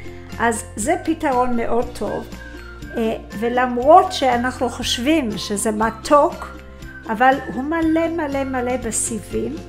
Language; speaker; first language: Hebrew; non-native, fluent; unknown